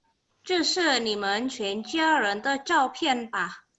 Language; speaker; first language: Chinese; non-native, learner; Indonesian